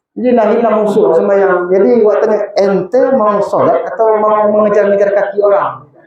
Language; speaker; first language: Malay; non-native, local second language; Minangkabau